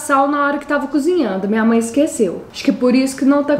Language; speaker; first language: Portuguese; native; Portuguese